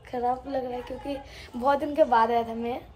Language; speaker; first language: Hindi; non-native, local second language; Bangla